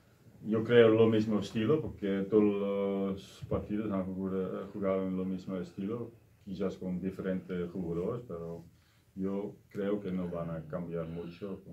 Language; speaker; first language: Spanish; non-native, learner; Dutch